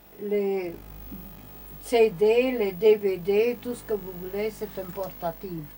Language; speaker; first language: French; non-native, learner; Romanian